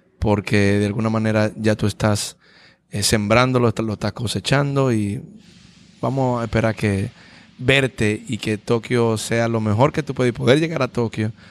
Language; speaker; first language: Spanish; native; Spanish